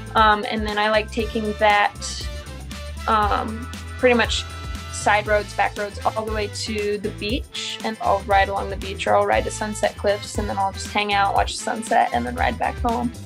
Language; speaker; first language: English; native; English